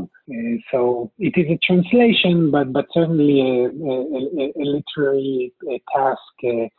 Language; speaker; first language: English; non-native, fluent; Hebrew